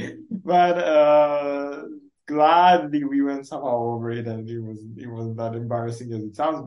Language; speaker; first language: English; non-native, fluent; Czech